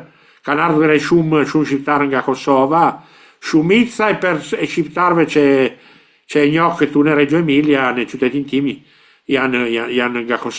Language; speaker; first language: Albanian; non-native, learner; Italian